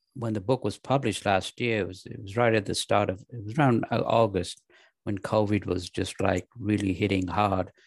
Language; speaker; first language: English; native; English